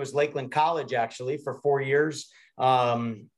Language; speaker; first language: English; native; English